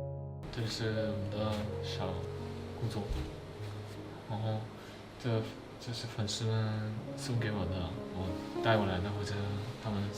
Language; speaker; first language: Chinese; non-native, fluent; Korean